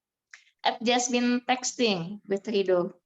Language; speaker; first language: English; non-native, learner; Indonesian